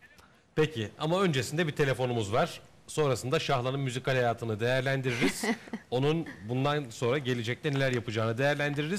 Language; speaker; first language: Turkish; native; Turkish